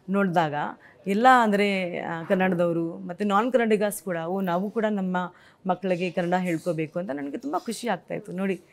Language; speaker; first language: Kannada; non-native, fluent; Hindi